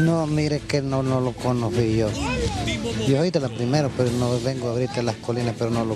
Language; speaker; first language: Spanish; native; Spanish